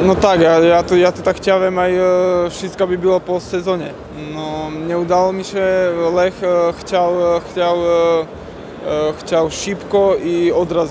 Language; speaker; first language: Polish; non-native, learner; Slovak